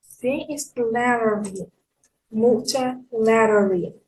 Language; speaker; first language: German; non-native, fluent; Ukrainian